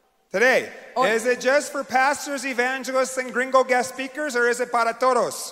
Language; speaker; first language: English; native; English